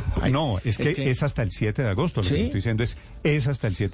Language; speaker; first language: Spanish; native; Spanish